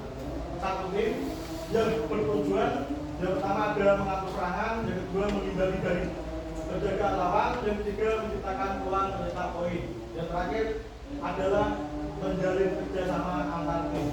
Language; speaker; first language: Indonesian; native; Indonesian